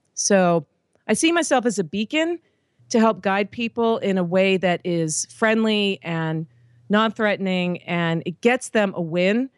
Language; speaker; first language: English; native; English